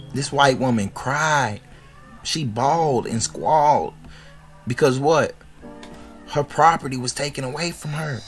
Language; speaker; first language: English; native; English